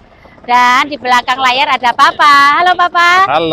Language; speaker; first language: Indonesian; native; Indonesian